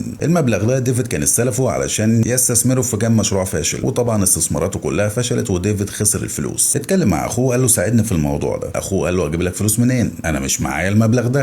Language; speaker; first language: Arabic; native; Arabic